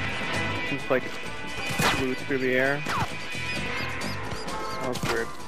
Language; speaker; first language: English; native; English